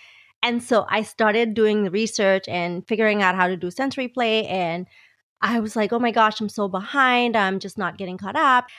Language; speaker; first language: English; native; English